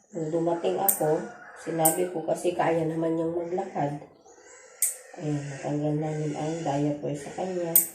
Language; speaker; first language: Filipino; native; Filipino